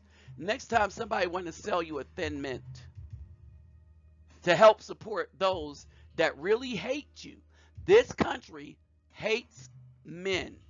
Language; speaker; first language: English; native; English